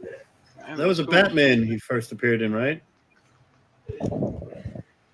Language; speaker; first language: English; native; English